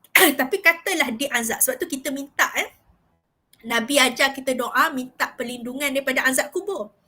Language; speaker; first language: Malay; native; Malay